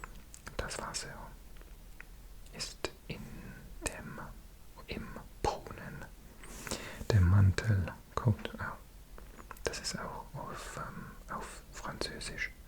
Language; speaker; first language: German; non-native, learner; English